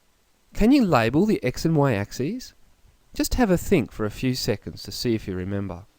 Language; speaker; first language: English; native; English